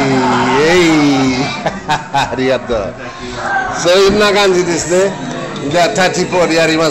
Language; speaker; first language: Japanese; non-native, fluent; English